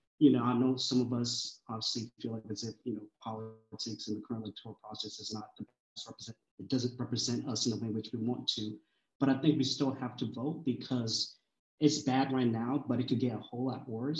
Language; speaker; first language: English; early bilingual, other home language; Swahili